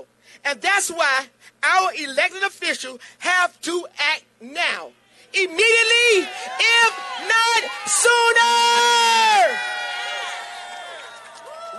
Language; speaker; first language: English; native; English